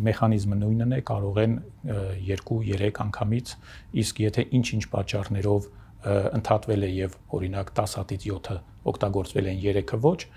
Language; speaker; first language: Armenian; native; Armenian